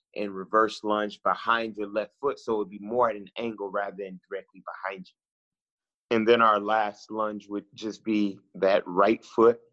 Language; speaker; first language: English; native; English